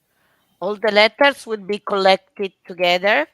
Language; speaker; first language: English; non-native, fluent; Italian